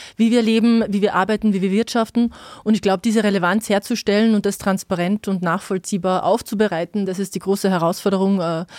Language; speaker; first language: German; native; German